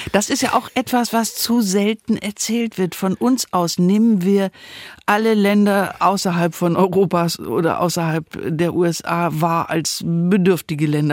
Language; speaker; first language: German; native; German